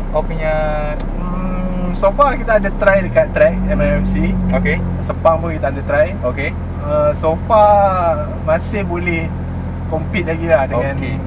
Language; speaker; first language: Malay; native; Malay